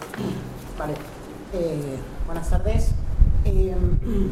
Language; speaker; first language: Spanish; native; Spanish